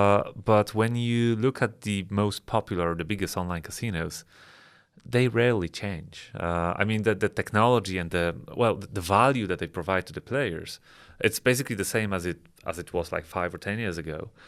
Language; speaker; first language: English; non-native, fluent; Polish